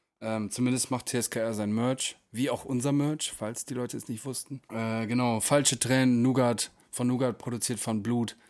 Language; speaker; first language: German; native; German